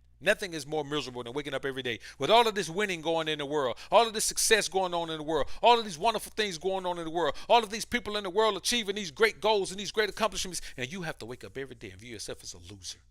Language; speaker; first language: English; native; English